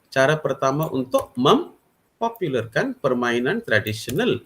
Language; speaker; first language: Malay; non-native, local second language; Tamil